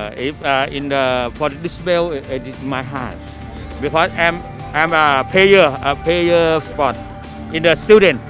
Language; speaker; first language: English; non-native, learner; Thai